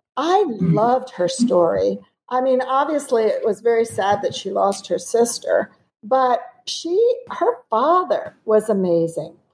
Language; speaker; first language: English; early bilingual, other home language; German